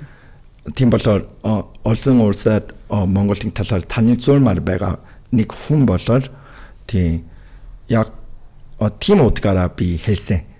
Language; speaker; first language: Mongolian; non-native, fluent; Korean